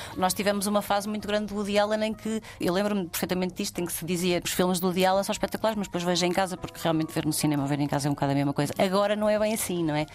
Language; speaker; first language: Portuguese; native; Portuguese